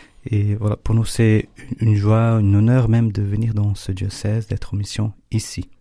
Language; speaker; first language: French; non-native, fluent; Portuguese